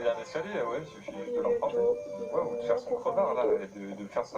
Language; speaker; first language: French; native; French